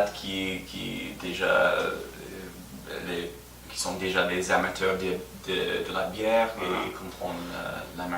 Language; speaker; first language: French; non-native, fluent; English